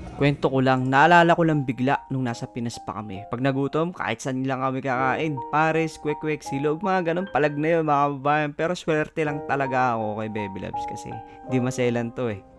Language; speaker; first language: Filipino; native; Filipino